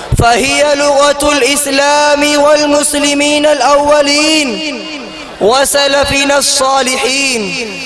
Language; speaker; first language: Arabic; non-native, learner; Urdu